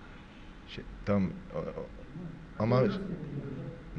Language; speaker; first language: Turkish; non-native, fluent; Croatian